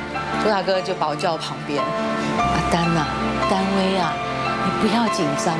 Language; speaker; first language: Chinese; native; Chinese